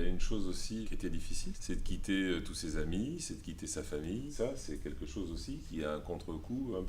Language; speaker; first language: French; native; French